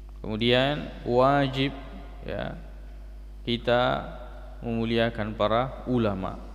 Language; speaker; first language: Malay; non-native, local second language; Buginese